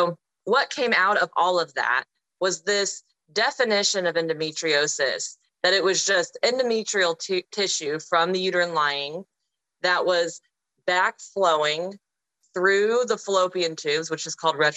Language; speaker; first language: English; native; English